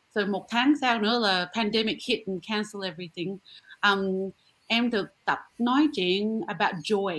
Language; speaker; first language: Vietnamese; early bilingual, heritage; Vietnamese